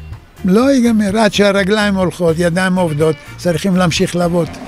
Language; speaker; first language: Hebrew; non-native, fluent; Russian